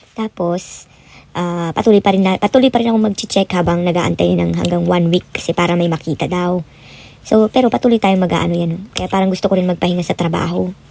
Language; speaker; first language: Filipino; native; Filipino